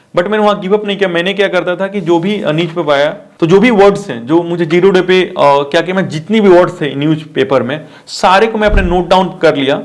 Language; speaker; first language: Hindi; native; Hindi